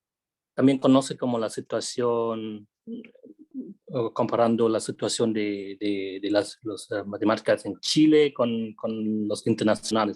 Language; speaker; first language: Spanish; non-native, fluent; Vietnamese